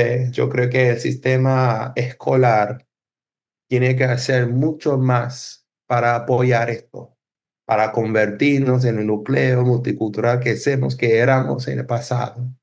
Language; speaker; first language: Spanish; non-native, fluent; English